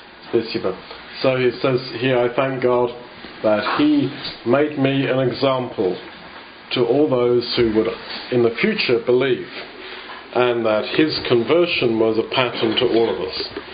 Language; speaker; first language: English; native; English